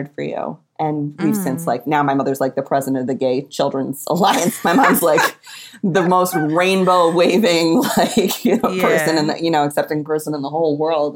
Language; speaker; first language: English; native; English